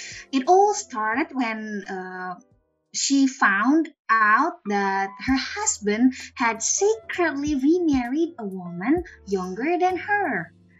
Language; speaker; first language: English; non-native, fluent; Indonesian